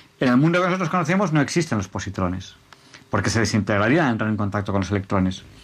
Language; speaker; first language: Spanish; native; Spanish